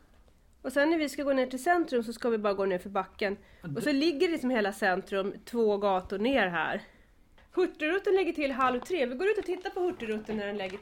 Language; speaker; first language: Swedish; native; Swedish